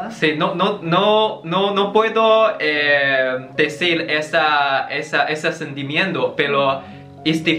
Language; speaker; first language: Spanish; non-native, learner; Chinese